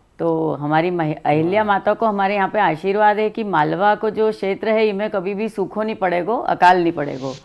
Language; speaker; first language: Hindi; native; Hindi